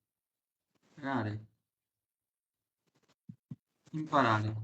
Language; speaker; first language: Italian; non-native, fluent; Bangla